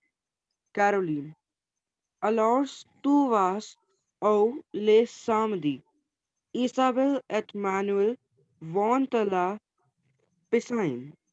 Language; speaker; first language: French; non-native, learner; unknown